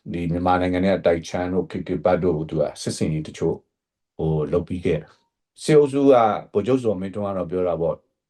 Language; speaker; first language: Burmese; native; Burmese